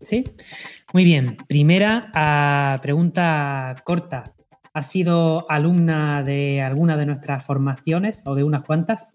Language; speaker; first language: Spanish; native; Spanish